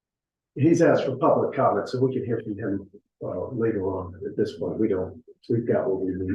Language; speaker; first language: English; native; English